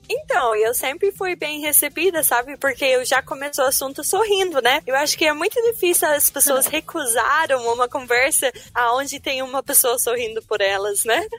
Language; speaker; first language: Portuguese; non-native, fluent; English